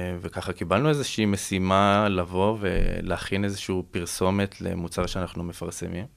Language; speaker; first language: Hebrew; native; Hebrew